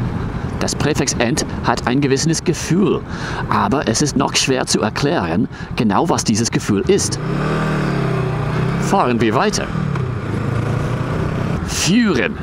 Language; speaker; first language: German; non-native, fluent; English